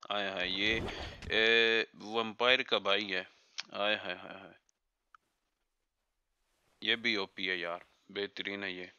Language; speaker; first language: Urdu; non-native, local second language; Punjabi